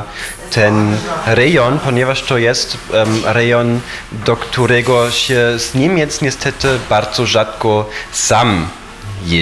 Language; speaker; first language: Polish; non-native, fluent; German